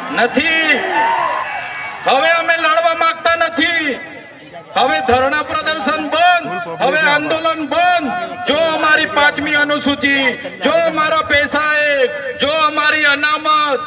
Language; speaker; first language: Gujarati; non-native, local second language; Vasavi